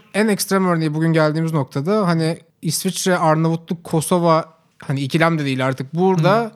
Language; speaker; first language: Turkish; native; Turkish